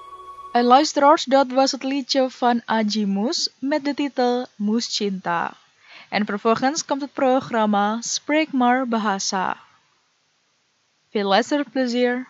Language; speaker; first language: Dutch; non-native, fluent; Indonesian